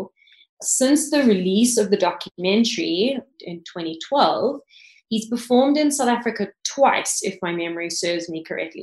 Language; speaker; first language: English; native; English